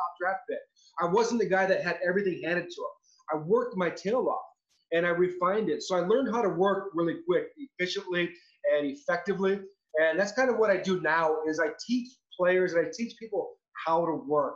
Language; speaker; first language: English; native; English